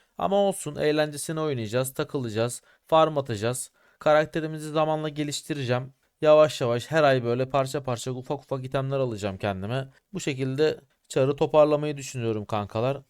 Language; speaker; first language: Turkish; native; Turkish